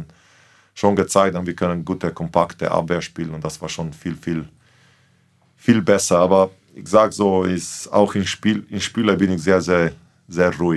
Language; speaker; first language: German; non-native, fluent; Slovenian